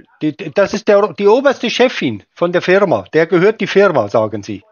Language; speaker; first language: German; native; German